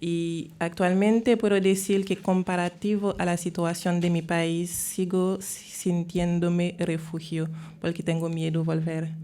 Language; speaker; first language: Spanish; non-native, fluent; Haitian Creole